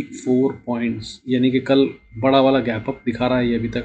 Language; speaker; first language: Hindi; native; Hindi